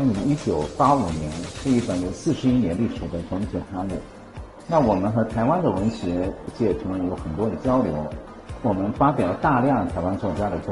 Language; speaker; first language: Chinese; native; Chinese